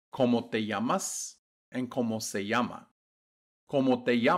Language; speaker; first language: Spanish; non-native, fluent; English